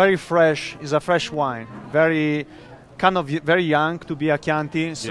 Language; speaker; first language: English; non-native, fluent; Italian